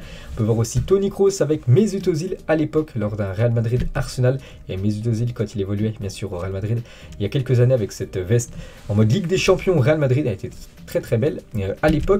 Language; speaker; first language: French; native; French